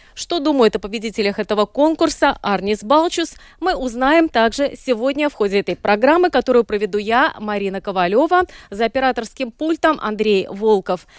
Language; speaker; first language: Russian; native; Russian